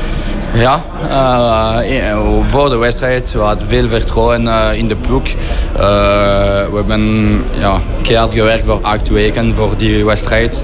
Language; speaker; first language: Dutch; non-native, fluent; French